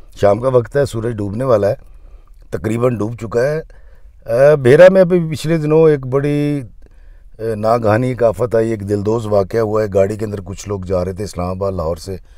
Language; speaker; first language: Urdu; non-native, local second language; Punjabi